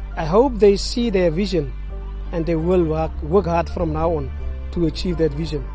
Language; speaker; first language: English; non-native, local second language; Afrikaans